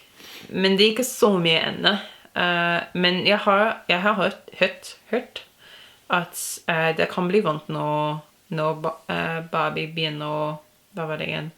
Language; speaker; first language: Norwegian; non-native, learner; English